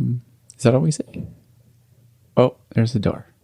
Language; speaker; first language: English; native; English